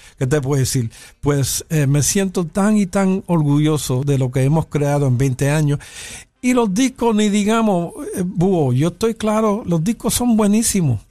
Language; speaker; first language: Spanish; early bilingual, heritage; Spanish